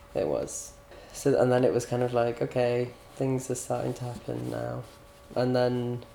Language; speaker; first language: English; native; English